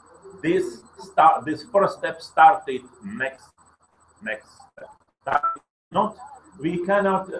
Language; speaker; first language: English; non-native, learner; Slovak